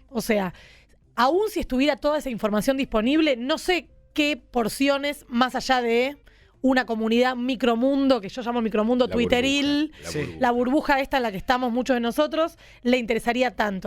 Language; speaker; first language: Spanish; native; Spanish